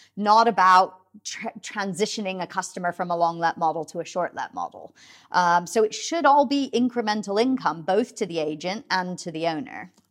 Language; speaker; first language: English; native; English